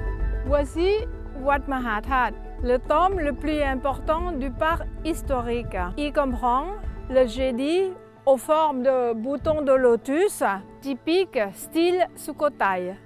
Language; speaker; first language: French; non-native, fluent; Thai